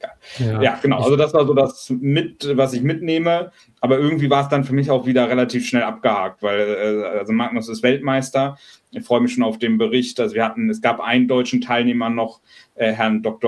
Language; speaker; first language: German; native; German